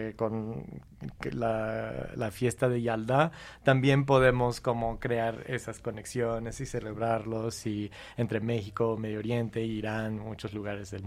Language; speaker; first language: Spanish; non-native, fluent; English